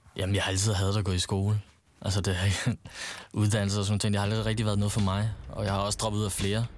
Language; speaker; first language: Danish; early bilingual, other home language; Vietnamese